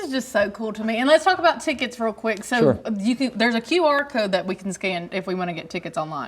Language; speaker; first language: English; native; English